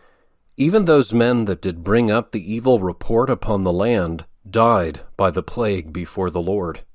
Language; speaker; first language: English; native; English